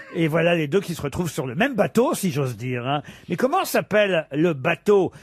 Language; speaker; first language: French; native; French